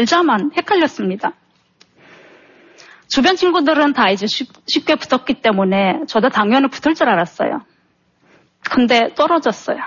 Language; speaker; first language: Korean; non-native, fluent; Turkmen